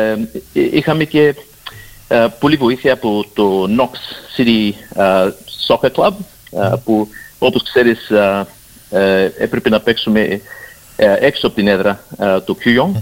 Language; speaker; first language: Greek; early bilingual, heritage; Greek